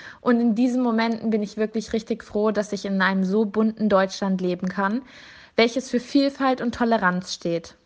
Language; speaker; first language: German; native; German